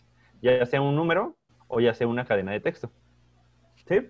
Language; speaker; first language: Spanish; native; Spanish